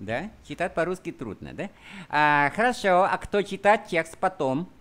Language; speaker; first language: Russian; non-native, fluent; Vietnamese